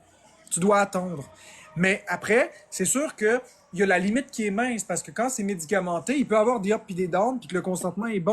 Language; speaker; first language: French; native; French